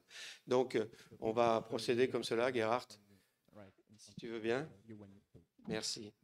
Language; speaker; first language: French; native; French